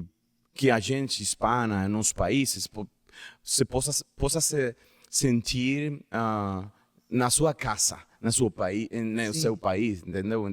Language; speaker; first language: Portuguese; non-native, learner; Spanish